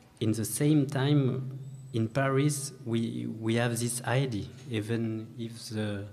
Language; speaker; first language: English; non-native, learner; French